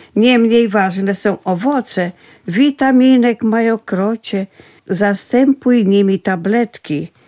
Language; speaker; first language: Polish; native; Polish